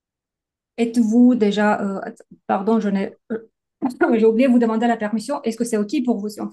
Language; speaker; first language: French; native; French